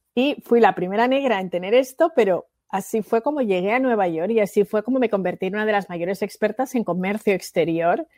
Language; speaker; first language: Spanish; native; Spanish